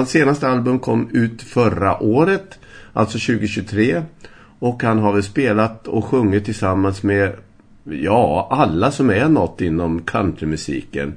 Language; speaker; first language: Swedish; native; Swedish